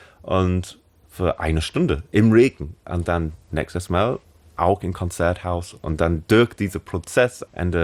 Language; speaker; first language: German; non-native, learner; English